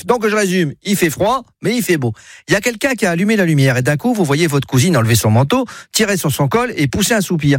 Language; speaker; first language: French; native; French